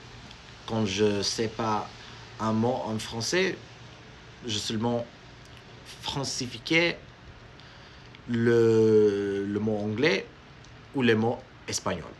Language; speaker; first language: French; non-native, learner; Amharic